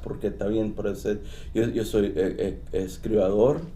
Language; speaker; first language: Spanish; early bilingual, heritage; Spanish